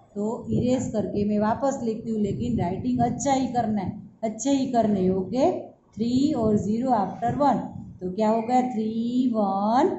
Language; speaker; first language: Hindi; non-native, local second language; Gujarati